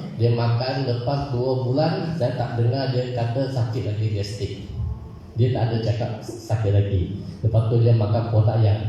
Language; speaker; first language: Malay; non-native, local second language; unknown